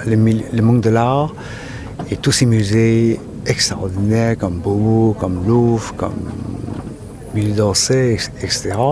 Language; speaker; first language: French; non-native, fluent; Chinese